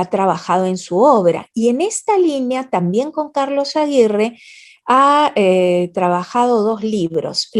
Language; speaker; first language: Spanish; native; Spanish